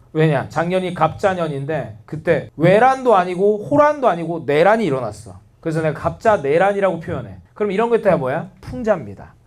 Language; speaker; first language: Korean; native; Korean